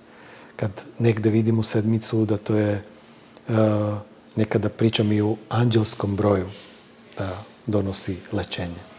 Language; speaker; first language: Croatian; non-native, fluent; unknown